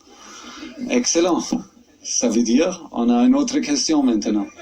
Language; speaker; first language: French; non-native, fluent; German